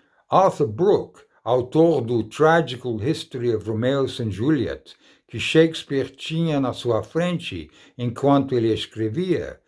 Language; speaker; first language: Portuguese; non-native, fluent; English